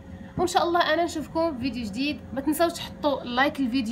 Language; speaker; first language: Arabic; native; Arabic